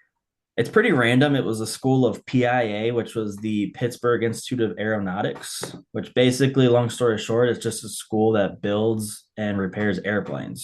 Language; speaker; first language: English; native; English